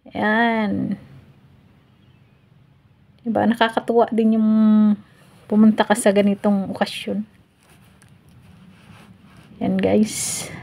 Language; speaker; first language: Filipino; native; Filipino